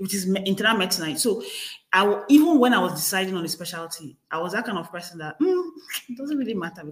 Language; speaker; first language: English; non-native, local second language; Igbo